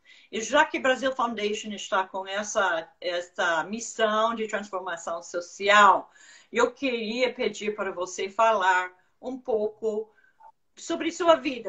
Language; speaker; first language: Portuguese; non-native, fluent; English